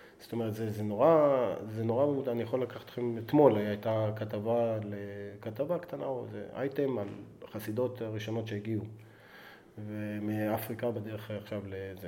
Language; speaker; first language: Hebrew; native; Hebrew